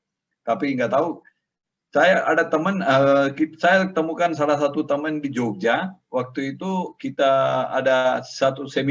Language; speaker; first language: Indonesian; non-native, learner; Tamil